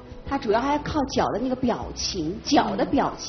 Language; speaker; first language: Chinese; native; Chinese